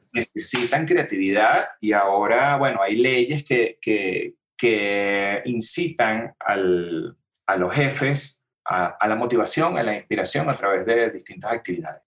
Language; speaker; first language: Spanish; native; Spanish